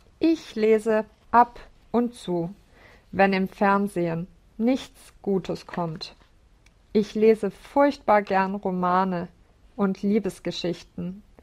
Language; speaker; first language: German; non-native, learner; English